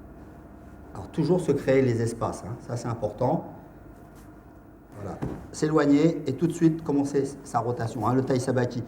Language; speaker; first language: French; native; French